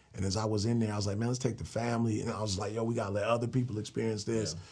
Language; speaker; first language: English; native; English